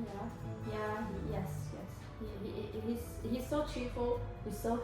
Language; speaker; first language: English; non-native, fluent; Arabic